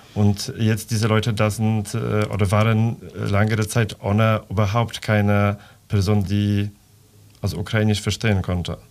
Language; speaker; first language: German; non-native, fluent; Polish